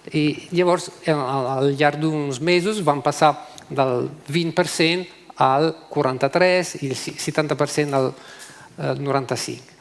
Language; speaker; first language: Catalan; non-native, fluent; Italian